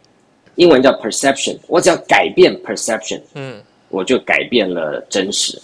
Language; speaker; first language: Chinese; native; Chinese